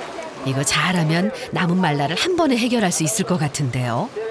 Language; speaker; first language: Korean; native; Korean